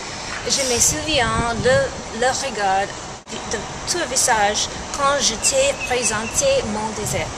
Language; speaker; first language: French; non-native, learner; English